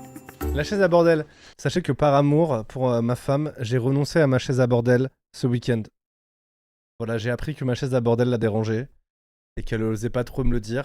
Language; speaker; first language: French; native; French